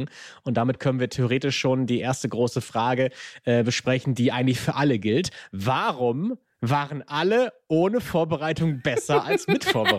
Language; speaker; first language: German; native; German